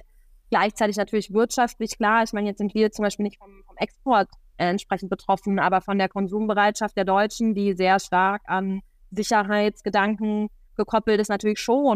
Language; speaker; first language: German; native; German